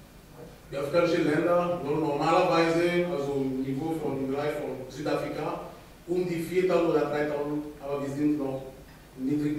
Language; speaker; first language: German; non-native, fluent; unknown